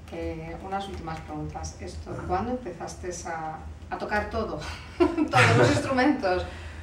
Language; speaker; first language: Spanish; native; Spanish